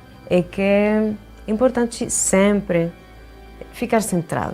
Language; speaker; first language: Portuguese; non-native, fluent; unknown